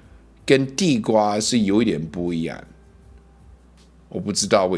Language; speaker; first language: Chinese; early bilingual, heritage; English